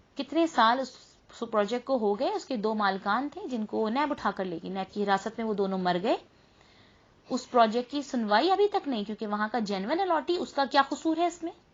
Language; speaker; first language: Urdu; native; Urdu